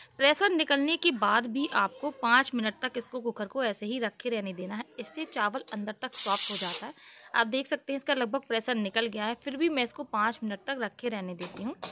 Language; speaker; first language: Hindi; native; Hindi